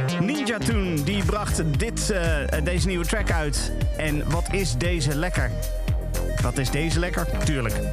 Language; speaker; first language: Dutch; native; Dutch